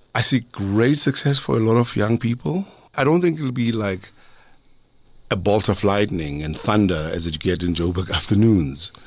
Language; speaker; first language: English; non-native, local second language; Zulu